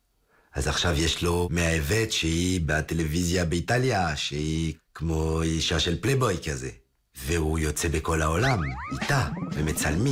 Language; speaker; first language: Hebrew; non-native, fluent; French